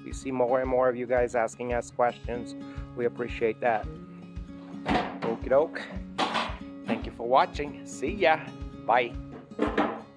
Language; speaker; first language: English; non-native, fluent; Portuguese